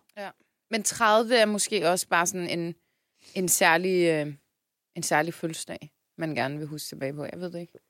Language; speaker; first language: Danish; early bilingual, other home language; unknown